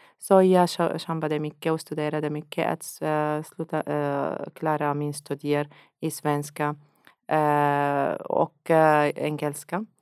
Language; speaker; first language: Swedish; non-native, learner; Arabic